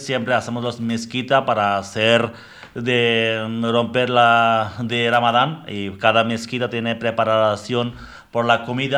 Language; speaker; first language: Spanish; non-native, learner; Bangla